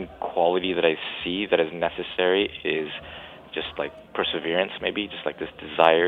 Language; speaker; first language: English; non-native, local second language; Cantonese